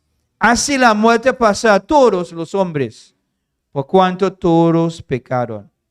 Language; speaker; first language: Spanish; non-native, fluent; English